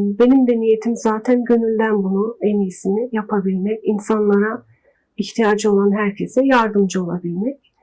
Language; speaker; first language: Turkish; early bilingual, heritage; Turkish